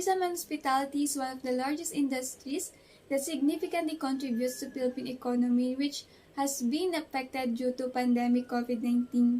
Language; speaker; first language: English; non-native, local second language; Filipino